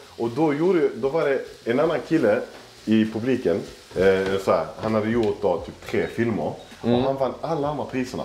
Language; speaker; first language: Swedish; early bilingual, other home language; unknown